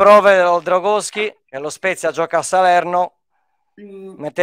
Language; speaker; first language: Italian; native; Italian